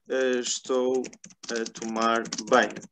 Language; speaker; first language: Portuguese; non-native, fluent; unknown